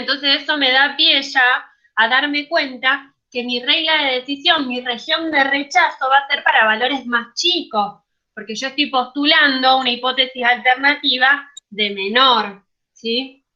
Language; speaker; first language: Spanish; native; Spanish